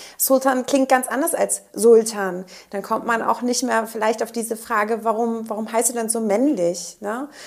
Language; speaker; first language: German; native; German